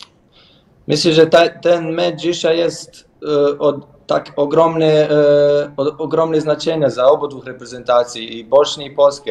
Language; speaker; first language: Polish; non-native, learner; Bosnian